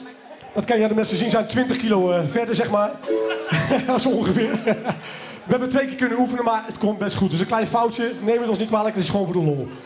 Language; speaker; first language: Dutch; native; Dutch